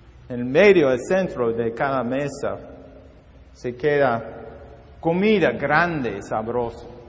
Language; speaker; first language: Spanish; non-native, learner; English